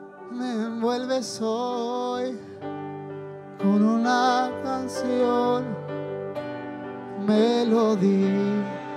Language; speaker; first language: Spanish; native; Spanish